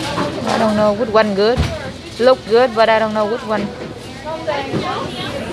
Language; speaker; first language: English; non-native, learner; Vietnamese